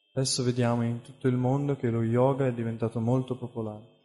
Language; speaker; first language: Italian; native; Italian